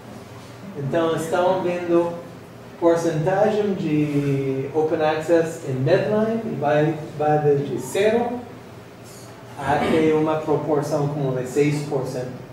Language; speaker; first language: Portuguese; non-native, fluent; English